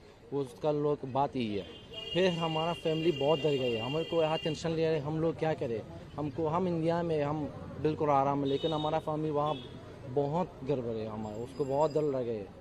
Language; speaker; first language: Hindi; non-native, learner; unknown